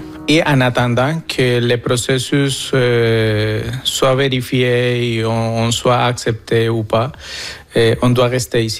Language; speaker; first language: French; non-native, fluent; Spanish